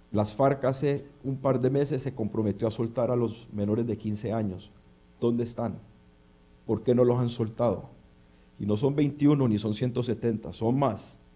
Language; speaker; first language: Spanish; early bilingual, heritage; Spanish